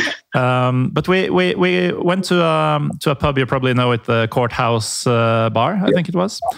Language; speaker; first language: English; non-native, fluent; Norwegian